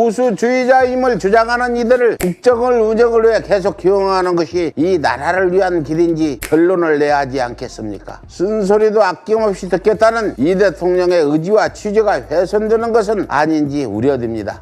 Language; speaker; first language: Korean; native; Korean